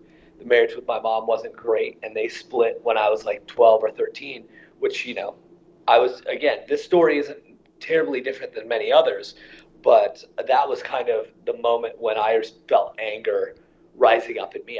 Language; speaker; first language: English; native; English